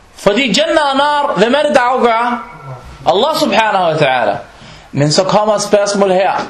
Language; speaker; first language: Danish; non-native, fluent; Arabic